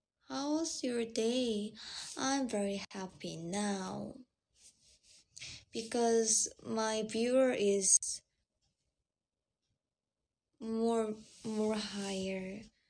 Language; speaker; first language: English; non-native, learner; Korean